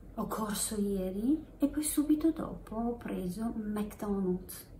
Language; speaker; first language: Italian; non-native, fluent; Chinese